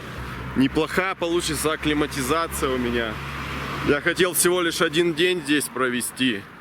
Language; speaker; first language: Russian; native; Russian